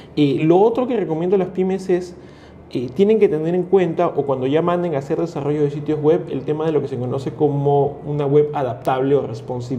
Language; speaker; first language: Spanish; native; Spanish